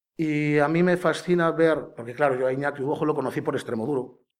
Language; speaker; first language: Spanish; native; Spanish